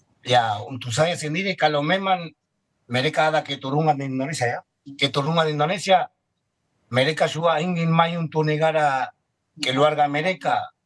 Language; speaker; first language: Indonesian; non-native, fluent; Spanish